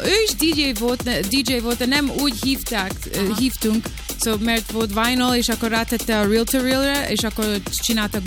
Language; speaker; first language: Hungarian; early bilingual, heritage; Hungarian